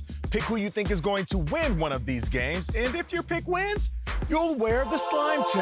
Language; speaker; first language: English; native; English